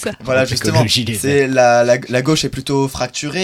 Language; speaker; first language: French; native; French